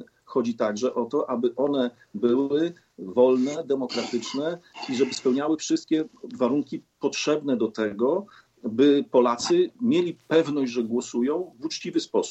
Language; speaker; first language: Polish; native; Polish